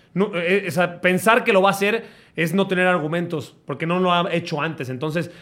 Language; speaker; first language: Spanish; native; Spanish